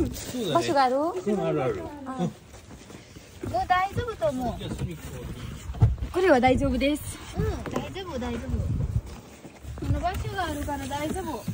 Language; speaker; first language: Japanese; non-native, learner; Nepali